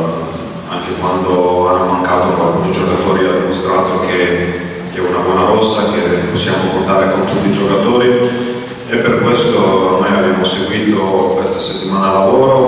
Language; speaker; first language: Italian; non-native, fluent; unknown